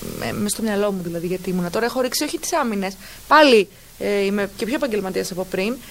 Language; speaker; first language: Greek; early bilingual, heritage; Greek